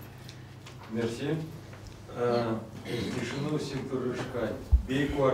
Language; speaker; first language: Romanian; non-native, local second language; Russian